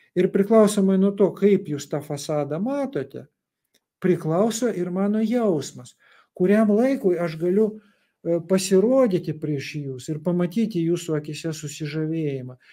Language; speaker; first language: Lithuanian; non-native, local second language; Russian